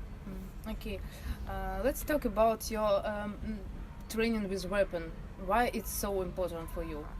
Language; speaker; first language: English; non-native, learner; Russian